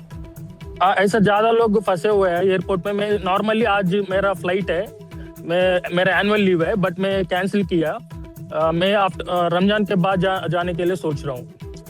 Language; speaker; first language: Hindi; non-native, local second language; Telugu